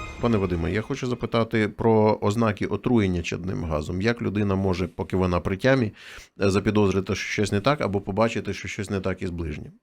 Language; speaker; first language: Ukrainian; native; Ukrainian